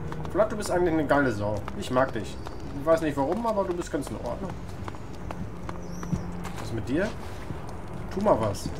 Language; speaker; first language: German; native; German